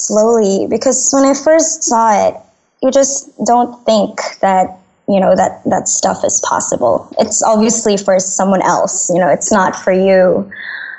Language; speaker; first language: English; non-native, local second language; Filipino